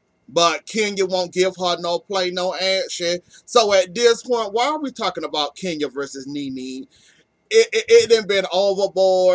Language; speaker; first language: English; native; English